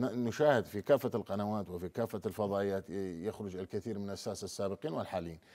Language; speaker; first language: Arabic; non-native, local second language; Turkmen